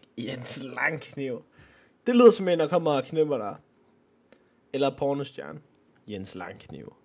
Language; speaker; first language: Danish; native; Danish